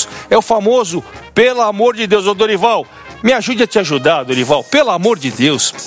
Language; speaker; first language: Portuguese; native; Portuguese